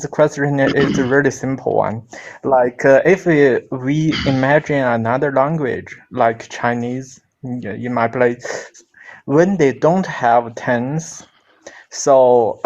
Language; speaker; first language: English; non-native, learner; Chinese